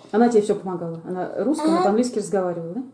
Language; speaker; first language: Russian; native; Russian